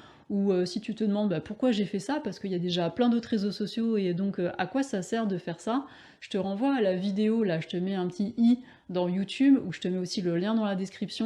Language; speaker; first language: French; native; French